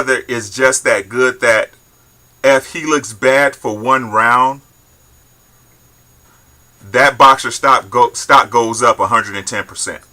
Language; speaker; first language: English; native; English